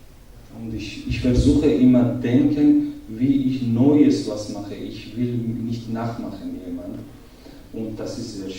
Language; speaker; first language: German; non-native, learner; Georgian